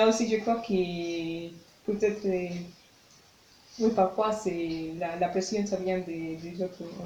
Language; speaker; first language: French; non-native, learner; Spanish